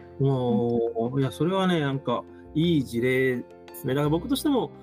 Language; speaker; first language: Japanese; native; Japanese